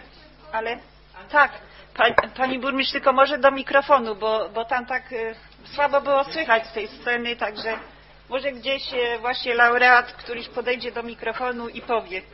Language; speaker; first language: Polish; native; Polish